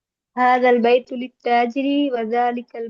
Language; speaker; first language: Arabic; non-native, learner; Urdu